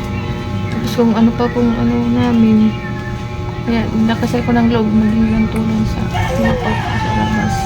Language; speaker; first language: Filipino; non-native, local second language; Waray